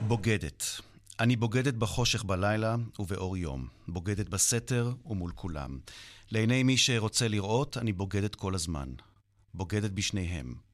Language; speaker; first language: Hebrew; native; Hebrew